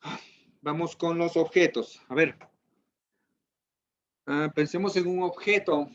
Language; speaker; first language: Spanish; native; Spanish